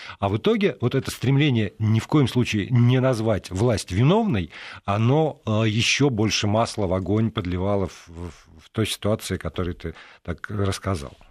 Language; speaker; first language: Russian; native; Russian